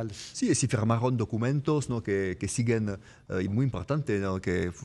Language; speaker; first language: Spanish; non-native, fluent; French